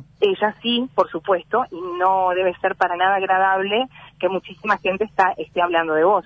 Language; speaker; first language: Spanish; native; Spanish